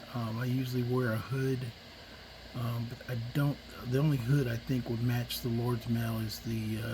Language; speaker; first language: English; native; English